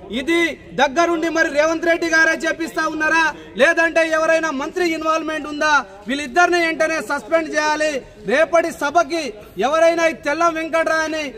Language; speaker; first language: Telugu; non-native, local second language; Lambadi